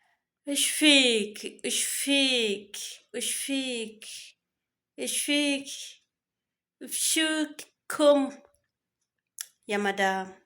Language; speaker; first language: Arabic; non-native, learner; Kinyarwanda